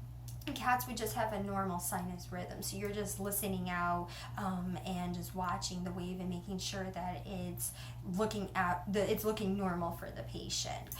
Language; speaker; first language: English; native; English